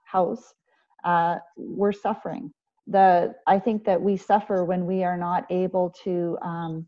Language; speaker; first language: English; native; English